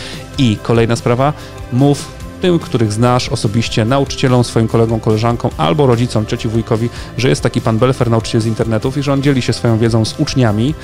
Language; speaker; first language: Polish; native; Polish